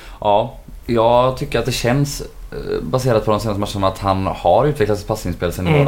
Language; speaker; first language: Swedish; native; Swedish